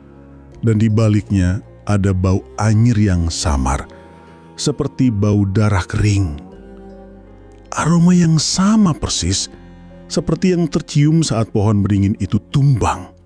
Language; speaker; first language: Indonesian; native; Indonesian